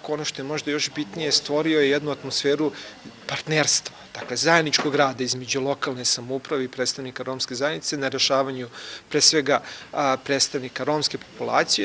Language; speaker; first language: Serbian; native; Serbian